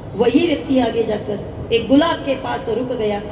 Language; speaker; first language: Hindi; non-native, local second language; Marathi